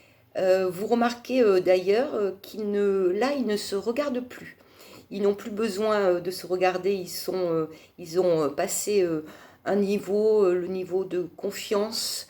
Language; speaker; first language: French; native; French